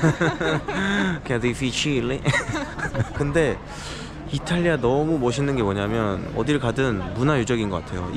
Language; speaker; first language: Korean; native; Korean